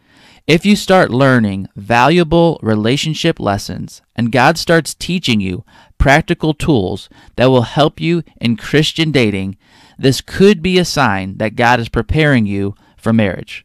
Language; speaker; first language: English; native; English